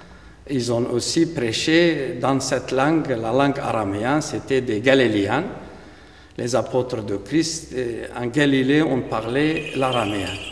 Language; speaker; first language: French; non-native, fluent; Aramaic